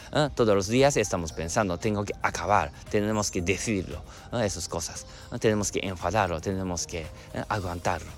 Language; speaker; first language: Spanish; non-native, learner; Japanese